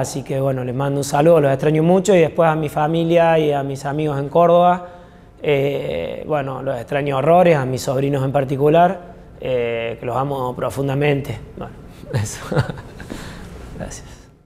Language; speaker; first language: Spanish; native; Spanish